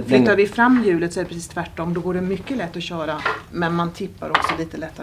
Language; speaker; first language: Swedish; native; Swedish